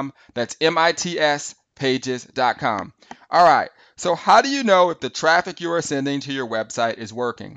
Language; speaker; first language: English; native; English